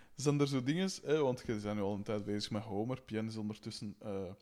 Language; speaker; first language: Dutch; native; Dutch